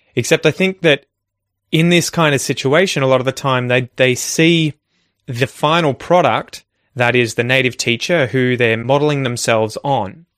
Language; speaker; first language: English; native; English